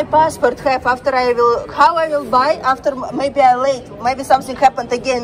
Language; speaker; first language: English; non-native, learner; Russian